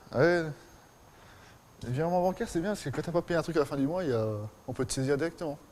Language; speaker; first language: French; native; French